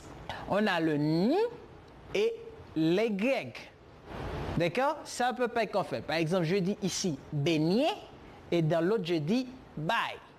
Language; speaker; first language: French; non-native, fluent; Spanish